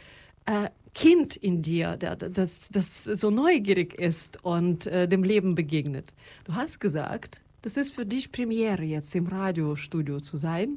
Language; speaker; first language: German; non-native, fluent; Russian